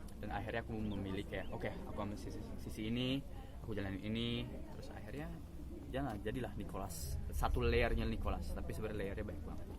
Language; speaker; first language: Indonesian; native; Indonesian